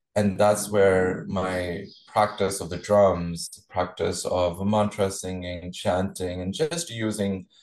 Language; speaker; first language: English; non-native, local second language; Punjabi